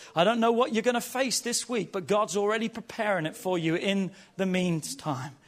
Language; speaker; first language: English; native; English